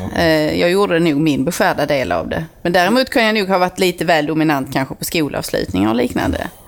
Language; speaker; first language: Swedish; native; Swedish